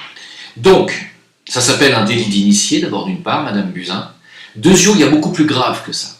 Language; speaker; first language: French; native; French